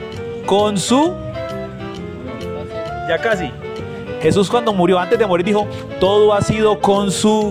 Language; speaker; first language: Spanish; native; Spanish